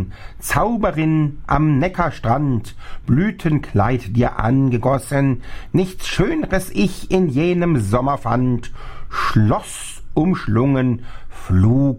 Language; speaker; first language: German; native; German